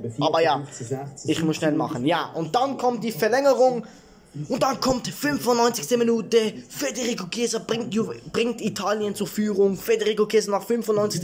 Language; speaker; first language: German; early bilingual, other home language; Italian